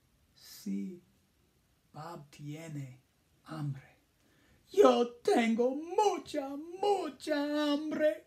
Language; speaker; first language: Spanish; non-native, fluent; English